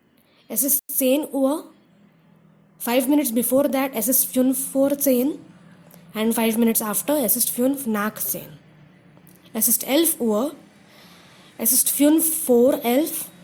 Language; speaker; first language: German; non-native, fluent; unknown